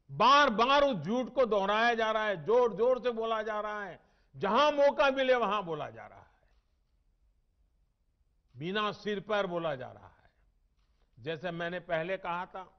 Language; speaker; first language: Hindi; non-native, local second language; Gujarati